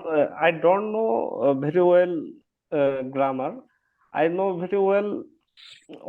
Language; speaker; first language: English; non-native, learner; Bangla